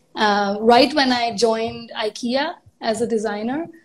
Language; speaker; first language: English; non-native, local second language; Hindi